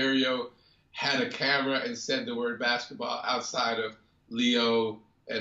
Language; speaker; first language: English; native; English